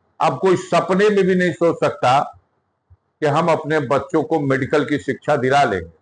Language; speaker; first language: Hindi; native; Hindi